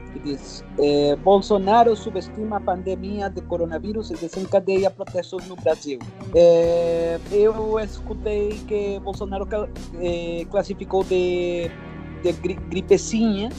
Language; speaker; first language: Portuguese; non-native, fluent; Spanish